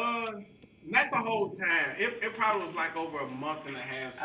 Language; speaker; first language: English; native; English